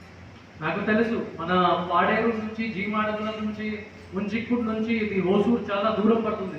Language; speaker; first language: Telugu; non-native, fluent; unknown